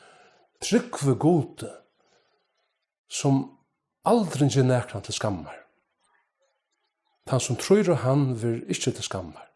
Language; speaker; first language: Danish; non-native, local second language; Faroese